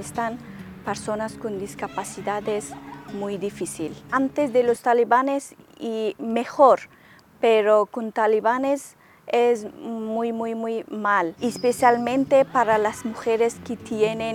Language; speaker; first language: Spanish; non-native, learner; Persian